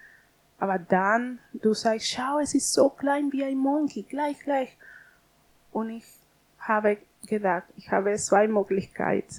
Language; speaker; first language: German; non-native, learner; Spanish